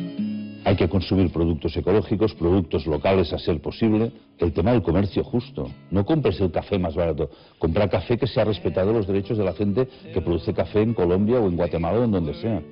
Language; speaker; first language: Spanish; native; Spanish